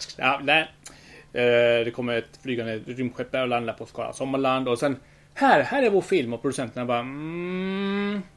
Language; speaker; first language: Swedish; early bilingual, other home language; Spanish